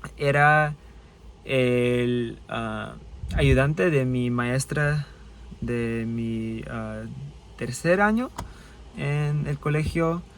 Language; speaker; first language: Spanish; non-native, fluent; English